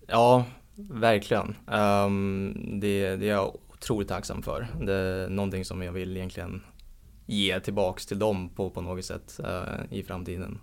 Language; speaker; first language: Swedish; early bilingual, heritage; Swedish